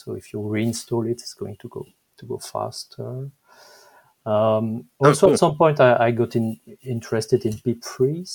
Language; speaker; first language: English; non-native, fluent; French